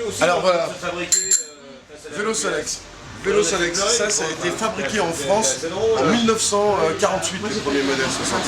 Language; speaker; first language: French; native; French